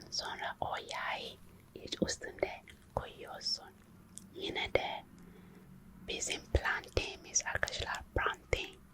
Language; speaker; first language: Turkish; non-native, local second language; English